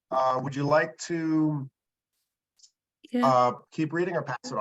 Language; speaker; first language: English; native; English